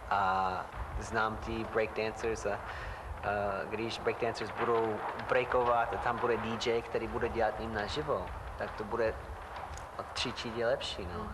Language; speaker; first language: Czech; non-native, fluent; English